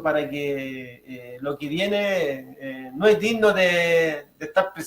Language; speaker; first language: Spanish; native; Spanish